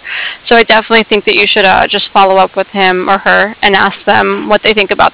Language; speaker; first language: English; native; English